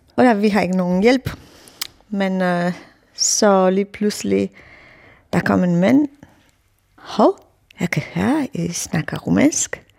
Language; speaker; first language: Danish; non-native, fluent; Romanian